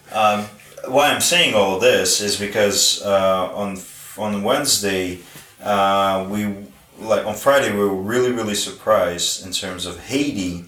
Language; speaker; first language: English; non-native, fluent; Ukrainian